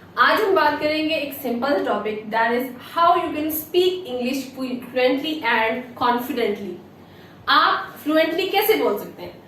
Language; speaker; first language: Urdu; native; Urdu